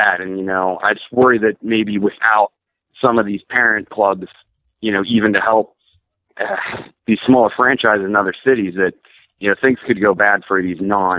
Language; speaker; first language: English; native; English